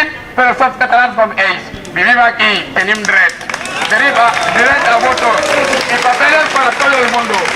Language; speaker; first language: Spanish; non-native, fluent; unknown